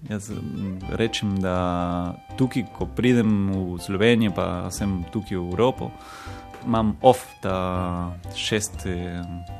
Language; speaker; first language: Slovenian; non-native, learner; Spanish